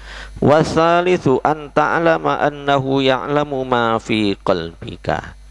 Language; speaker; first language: Arabic; non-native, fluent; Javanese